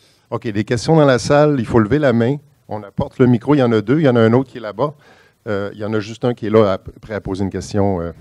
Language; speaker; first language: French; native; French